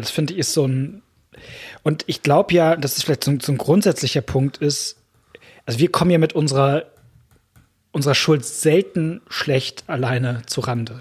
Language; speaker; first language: German; native; German